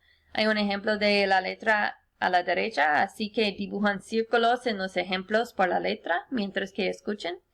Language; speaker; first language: Spanish; non-native, fluent; English